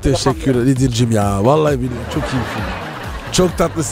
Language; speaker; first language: Turkish; non-native, learner; French